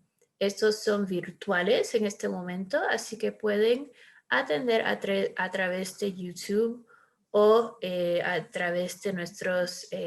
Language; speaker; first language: Spanish; early bilingual, heritage; Spanish